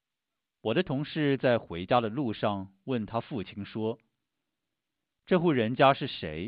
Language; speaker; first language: Chinese; native; Chinese